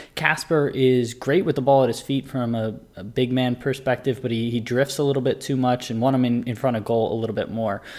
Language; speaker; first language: English; native; English